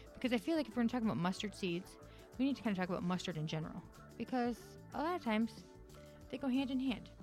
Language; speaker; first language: English; native; English